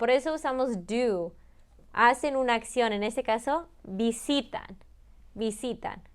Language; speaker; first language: Spanish; early bilingual, heritage; Spanish